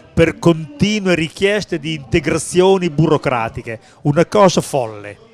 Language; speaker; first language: Italian; native; Italian